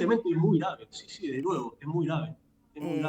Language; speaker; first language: Spanish; native; Spanish